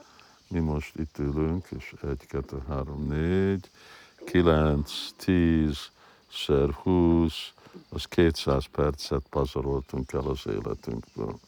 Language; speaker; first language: Hungarian; early bilingual, heritage; Hungarian